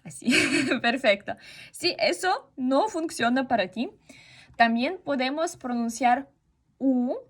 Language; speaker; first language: Spanish; non-native, fluent; Russian